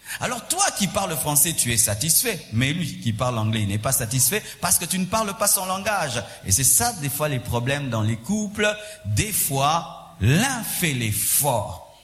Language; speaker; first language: French; non-native, local second language; Swahili